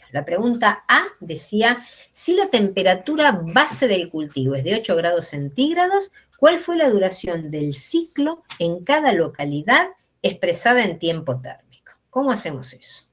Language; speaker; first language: Spanish; native; Spanish